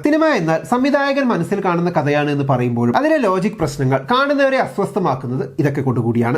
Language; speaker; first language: Malayalam; native; Malayalam